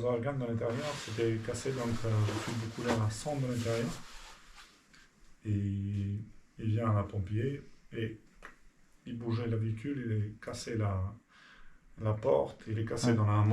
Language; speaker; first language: French; non-native, learner; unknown